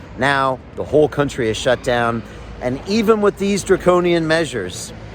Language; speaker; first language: English; native; English